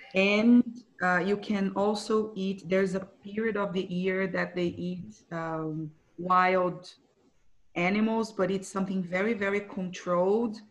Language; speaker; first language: English; non-native, fluent; Portuguese